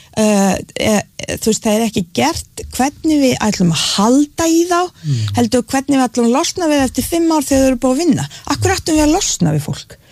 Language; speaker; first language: Icelandic; non-native, fluent; Bosnian